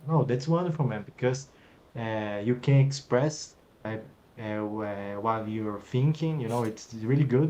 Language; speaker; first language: English; non-native, fluent; Portuguese